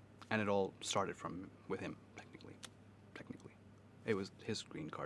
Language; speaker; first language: English; early bilingual, other home language; Urdu